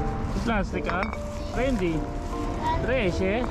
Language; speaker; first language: Italian; non-native, learner; Filipino